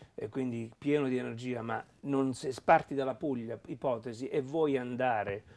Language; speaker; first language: Italian; native; Italian